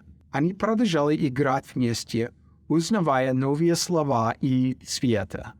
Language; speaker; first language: Russian; non-native, fluent; English